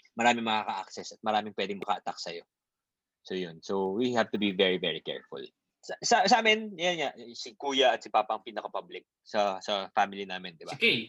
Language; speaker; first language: Filipino; non-native, local second language; Bikol